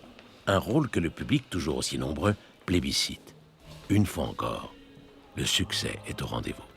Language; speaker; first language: French; native; French